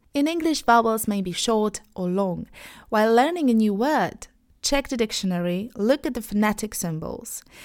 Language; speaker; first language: English; non-native, fluent; Polish